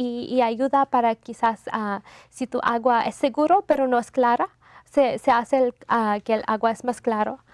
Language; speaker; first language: Spanish; non-native, fluent; English